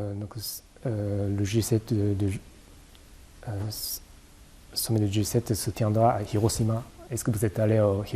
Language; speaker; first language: French; non-native, fluent; Japanese